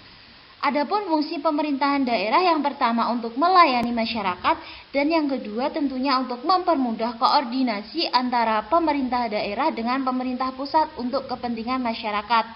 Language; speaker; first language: Indonesian; native; Indonesian